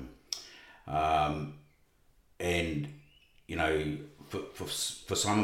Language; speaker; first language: English; native; English